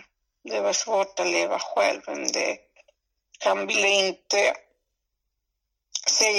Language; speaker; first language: Swedish; non-native, fluent; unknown